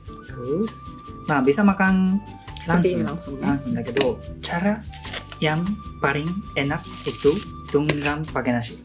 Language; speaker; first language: Indonesian; non-native, learner; Japanese